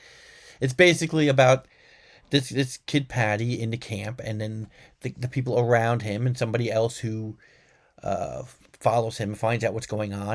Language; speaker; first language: English; native; English